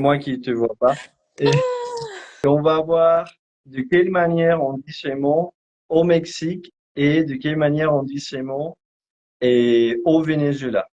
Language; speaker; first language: French; non-native, fluent; Spanish